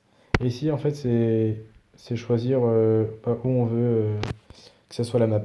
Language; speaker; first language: French; native; French